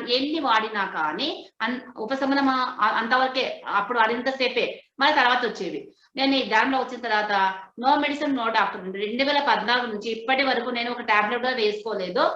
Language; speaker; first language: Telugu; non-native, local second language; Hindi